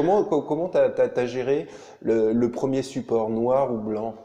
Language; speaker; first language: French; native; French